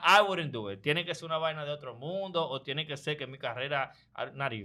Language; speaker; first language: Spanish; native; Spanish